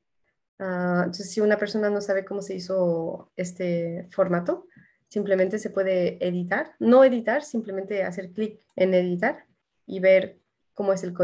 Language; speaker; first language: Spanish; non-native, fluent; French